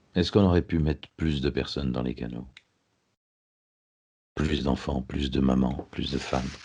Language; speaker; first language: French; native; French